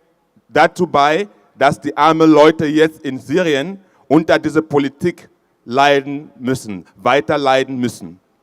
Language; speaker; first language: German; non-native, fluent; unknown